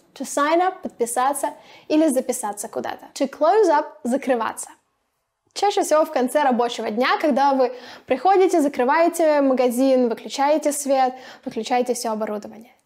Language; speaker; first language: Russian; native; Russian